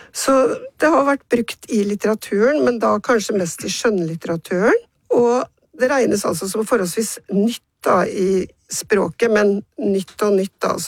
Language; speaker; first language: Norwegian; native; Norwegian